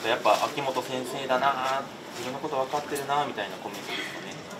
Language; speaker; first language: Japanese; native; Japanese